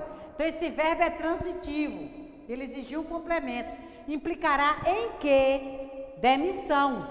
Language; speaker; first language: Portuguese; native; Portuguese